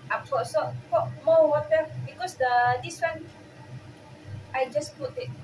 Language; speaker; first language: English; non-native, learner; Filipino